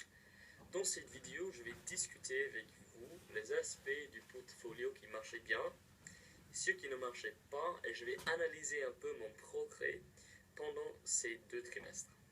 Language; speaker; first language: French; non-native, fluent; English